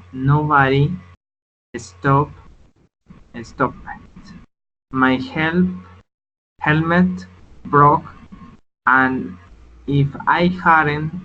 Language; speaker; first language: English; non-native, learner; Spanish